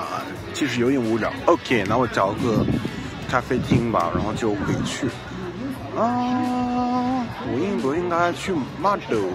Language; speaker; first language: Chinese; non-native, learner; English